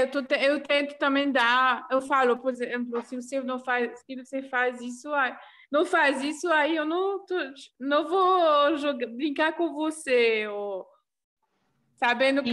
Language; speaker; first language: Portuguese; non-native, fluent; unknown